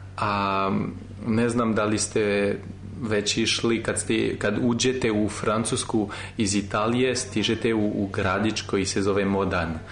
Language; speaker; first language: Serbian; non-native, fluent; French